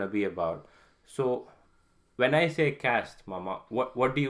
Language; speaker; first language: English; non-native, local second language; Tamil